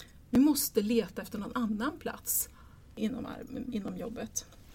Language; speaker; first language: Swedish; native; Swedish